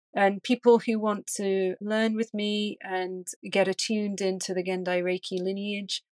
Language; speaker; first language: English; native; English